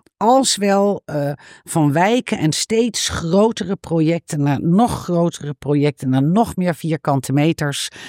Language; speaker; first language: Dutch; native; Dutch